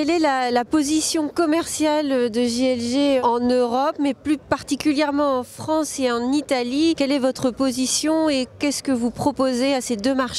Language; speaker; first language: French; native; French